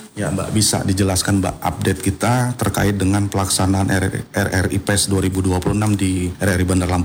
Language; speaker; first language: Indonesian; native; Indonesian